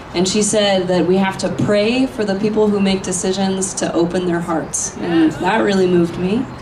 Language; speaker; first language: English; native; English